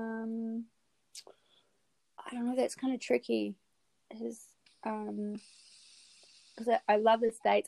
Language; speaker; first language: English; native; English